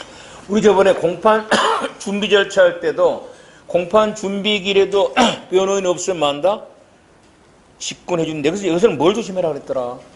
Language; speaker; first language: Korean; native; Korean